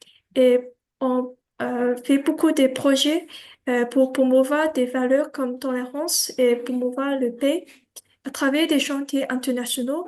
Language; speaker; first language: French; non-native, learner; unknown